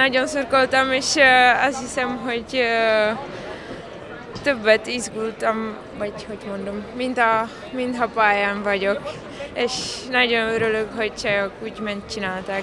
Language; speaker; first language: Hungarian; non-native, learner; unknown